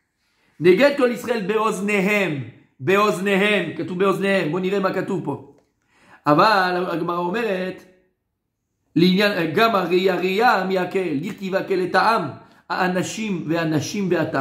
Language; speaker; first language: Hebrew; non-native, fluent; French